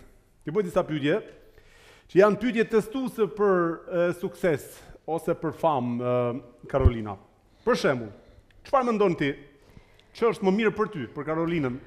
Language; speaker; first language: Albanian; native; Albanian